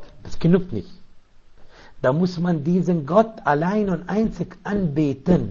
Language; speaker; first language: German; non-native, fluent; Arabic